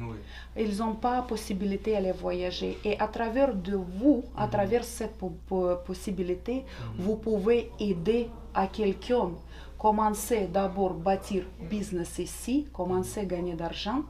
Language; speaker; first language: French; non-native, fluent; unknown